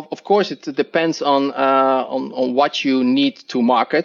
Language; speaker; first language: English; non-native, fluent; Dutch